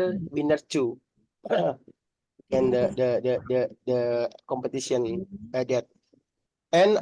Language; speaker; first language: English; non-native, learner; Indonesian